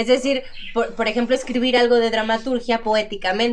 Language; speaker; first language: Spanish; native; Spanish